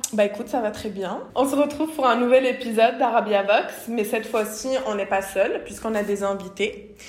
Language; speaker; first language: French; native; French